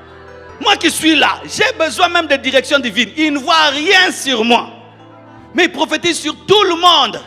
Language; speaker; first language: French; non-native, local second language; Lingala